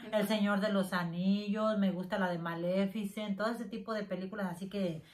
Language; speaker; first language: Spanish; native; Spanish